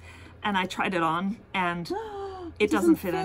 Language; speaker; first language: English; native; English